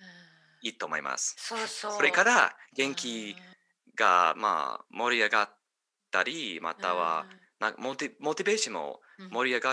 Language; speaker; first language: Japanese; non-native, fluent; English